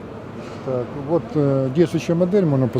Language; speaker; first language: Russian; native; Russian